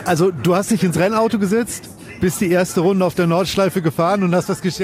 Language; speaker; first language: German; native; German